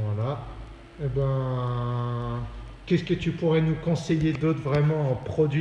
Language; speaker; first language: French; native; French